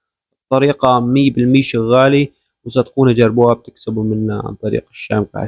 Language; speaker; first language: Arabic; native; Arabic